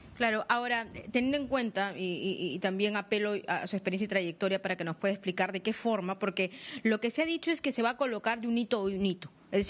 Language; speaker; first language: Spanish; native; Spanish